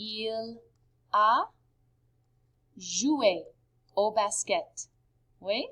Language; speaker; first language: French; non-native, fluent; English